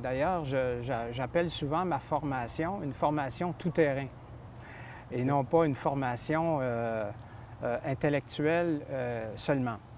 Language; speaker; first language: French; native; French